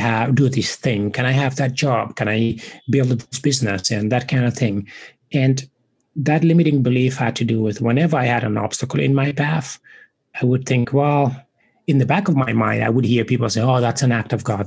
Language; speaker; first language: English; non-native, fluent; Wolof